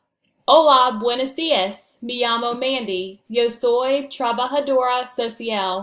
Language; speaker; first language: Spanish; non-native, learner; English